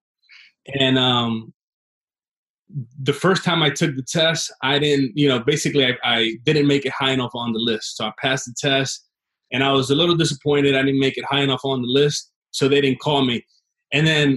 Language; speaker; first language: English; native; English